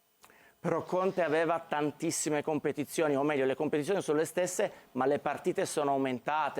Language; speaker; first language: Italian; native; Italian